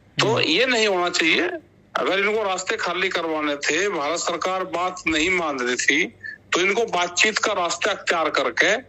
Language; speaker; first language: Hindi; native; Hindi